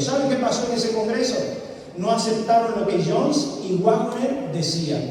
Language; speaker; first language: Spanish; native; Spanish